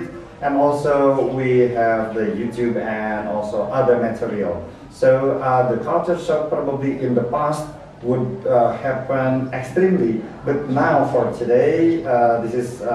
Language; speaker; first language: English; non-native, learner; Indonesian